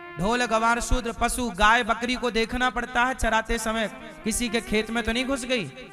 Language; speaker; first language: Hindi; native; Hindi